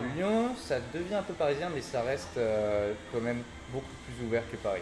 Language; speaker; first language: French; native; French